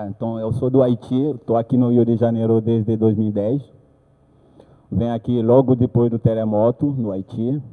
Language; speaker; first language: Portuguese; non-native, learner; Haitian Creole